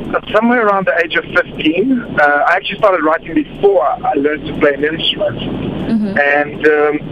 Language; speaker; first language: English; non-native, fluent; Portuguese